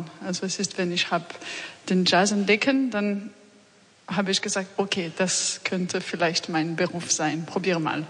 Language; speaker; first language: German; non-native, learner; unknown